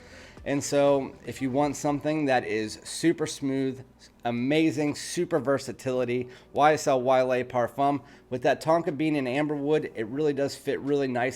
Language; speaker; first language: English; native; English